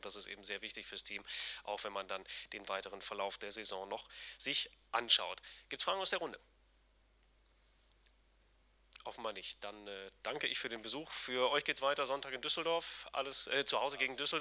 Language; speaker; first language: German; native; German